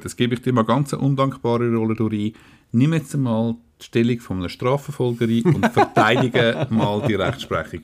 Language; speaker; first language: German; native; German